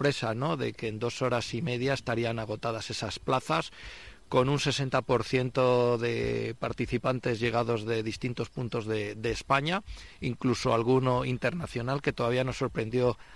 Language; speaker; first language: Spanish; native; Spanish